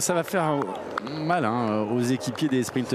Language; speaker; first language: French; native; French